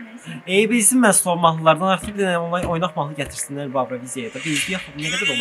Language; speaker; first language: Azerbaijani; native; Azerbaijani